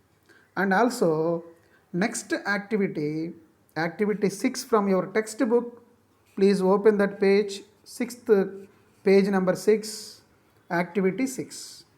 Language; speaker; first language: English; non-native, local second language; Telugu